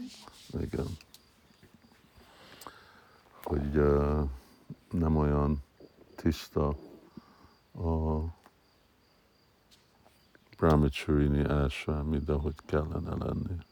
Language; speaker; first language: Hungarian; early bilingual, heritage; Hungarian